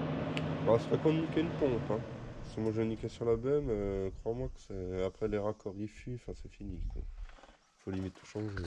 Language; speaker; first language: French; native; French